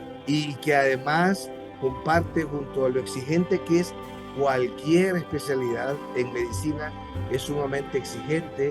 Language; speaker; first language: Spanish; native; Spanish